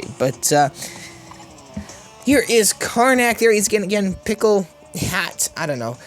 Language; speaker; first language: English; native; English